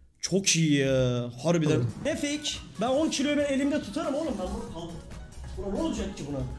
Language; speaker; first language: Turkish; native; Turkish